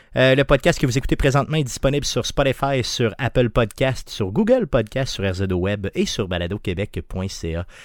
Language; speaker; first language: French; native; French